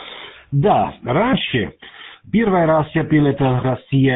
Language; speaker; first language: Russian; non-native, learner; German